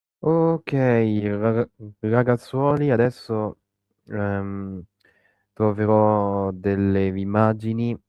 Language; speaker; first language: Italian; native; Italian